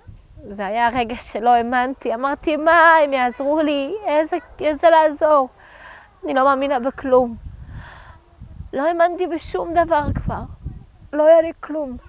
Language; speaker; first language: Hebrew; early bilingual, other home language; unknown